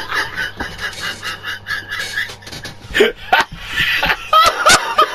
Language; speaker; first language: English; native; English